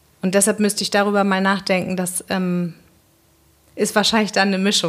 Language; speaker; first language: German; native; German